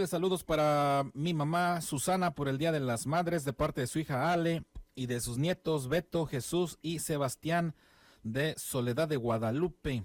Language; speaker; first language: Spanish; native; Spanish